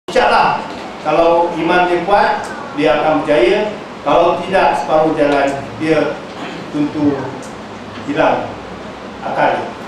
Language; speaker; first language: Malay; non-native, local second language; Chinese